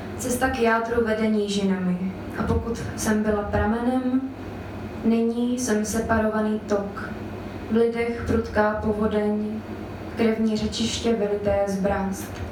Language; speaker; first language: Czech; native; Czech